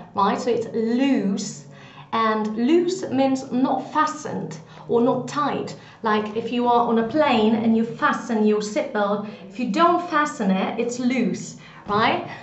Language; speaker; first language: English; non-native, fluent; Greek